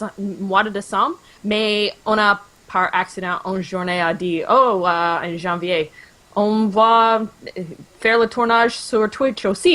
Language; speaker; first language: French; non-native, local second language; English